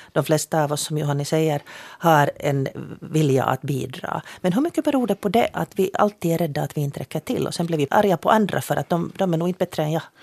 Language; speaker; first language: Swedish; native; Swedish